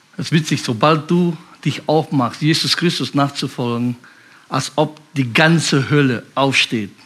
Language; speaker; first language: German; non-native, fluent; Indonesian